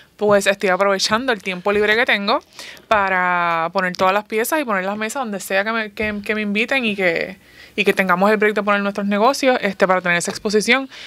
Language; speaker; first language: Spanish; early bilingual, heritage; Spanish